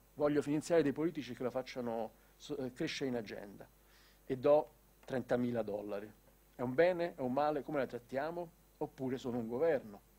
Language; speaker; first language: Italian; native; Italian